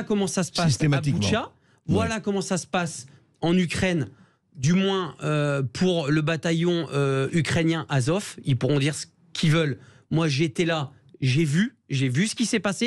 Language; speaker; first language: French; native; French